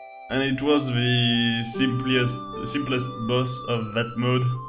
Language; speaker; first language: English; non-native, fluent; French